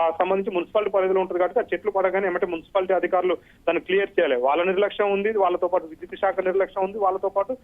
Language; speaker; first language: Telugu; native; Telugu